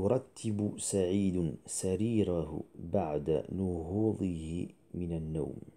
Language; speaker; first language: Arabic; non-native, fluent; French